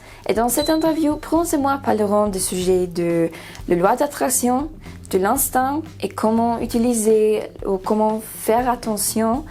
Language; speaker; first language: French; non-native, learner; English